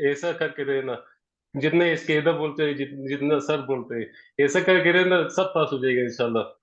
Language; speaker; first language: Hindi; non-native, learner; Persian